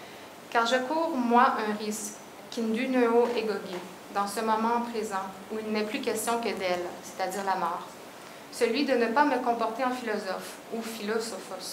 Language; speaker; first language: French; native; French